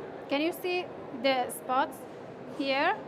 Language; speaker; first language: English; non-native, fluent; Persian